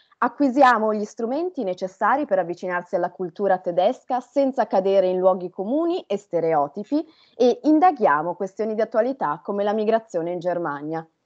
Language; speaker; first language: Italian; native; Italian